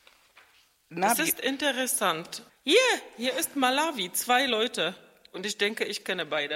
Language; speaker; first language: German; non-native, fluent; Czech